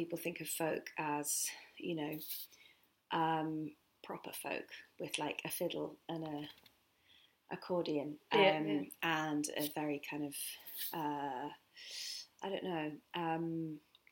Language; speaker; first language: English; native; English